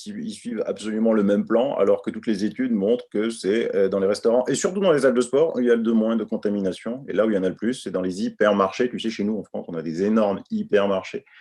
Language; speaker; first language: French; native; French